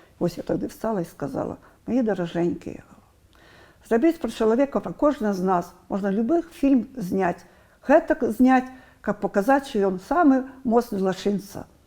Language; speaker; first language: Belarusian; non-native, local second language; Russian